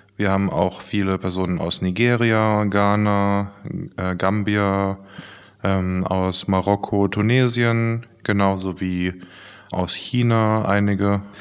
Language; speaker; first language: German; native; German